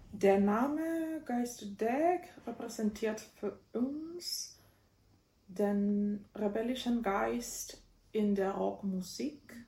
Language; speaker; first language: German; non-native, fluent; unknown